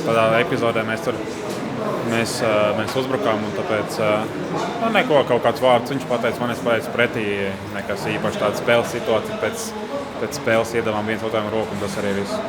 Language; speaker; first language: Latvian; native; Latvian